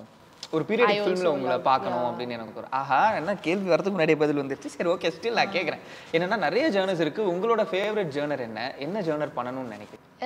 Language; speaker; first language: Tamil; native; Tamil